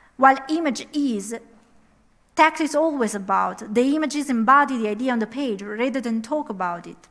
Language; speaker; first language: English; non-native, fluent; Italian